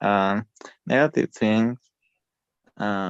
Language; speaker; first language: English; non-native, learner; Spanish